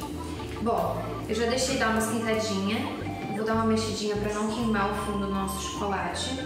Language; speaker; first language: Portuguese; native; Portuguese